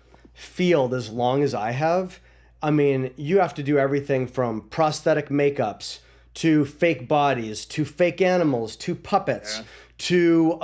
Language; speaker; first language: English; native; English